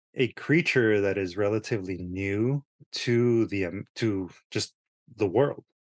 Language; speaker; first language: English; early bilingual, other home language; Spanish